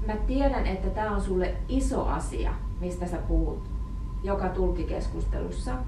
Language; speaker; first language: Finnish; native; Finnish